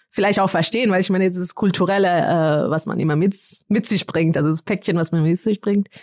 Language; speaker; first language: German; non-native, fluent; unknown